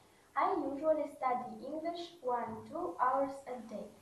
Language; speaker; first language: English; non-native, learner; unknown